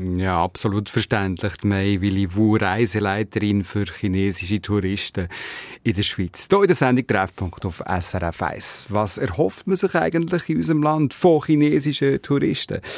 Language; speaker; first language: German; native; German